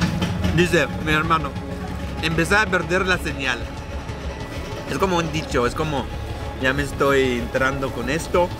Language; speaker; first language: Spanish; non-native, fluent; Arabic